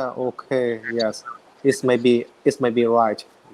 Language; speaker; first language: English; non-native, learner; Vietnamese